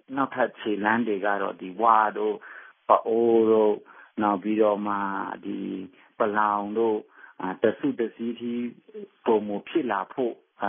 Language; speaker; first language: Burmese; non-native, local second language; Shan